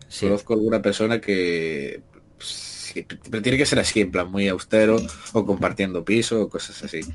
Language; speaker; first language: Spanish; native; Spanish